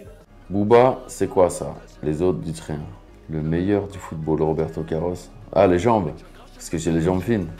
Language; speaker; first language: French; native; French